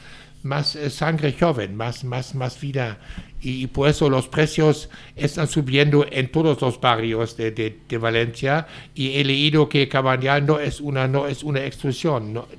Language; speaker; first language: Spanish; non-native, fluent; German